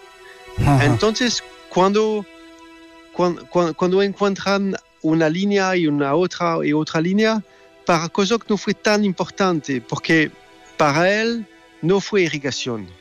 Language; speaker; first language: Spanish; non-native, fluent; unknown